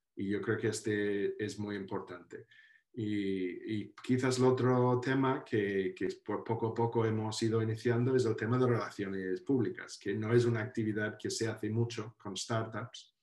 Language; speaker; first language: Spanish; non-native, fluent; Welsh